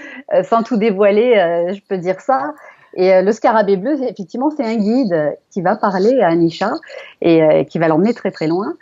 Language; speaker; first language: French; native; French